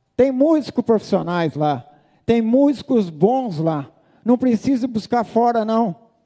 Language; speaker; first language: Portuguese; native; Portuguese